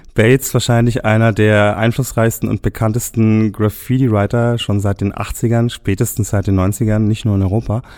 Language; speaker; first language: German; native; German